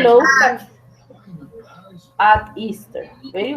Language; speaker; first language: English; non-native, fluent; Spanish